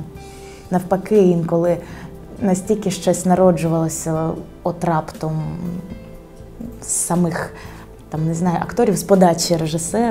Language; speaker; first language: Ukrainian; native; Ukrainian